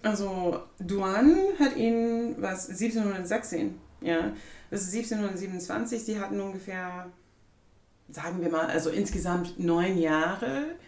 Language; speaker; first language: German; non-native, fluent; English